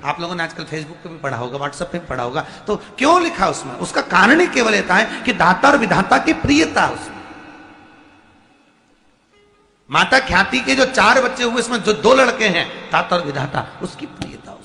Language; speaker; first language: Hindi; native; Hindi